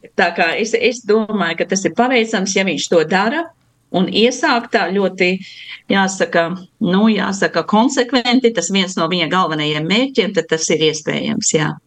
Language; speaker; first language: Latvian; native; Latvian